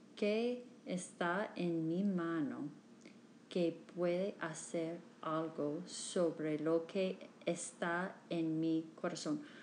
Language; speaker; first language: Spanish; non-native, learner; English